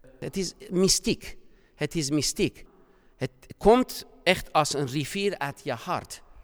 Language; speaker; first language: Dutch; non-native, fluent; Persian